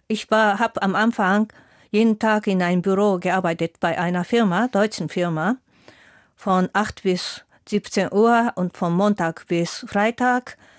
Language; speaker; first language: German; non-native, fluent; Japanese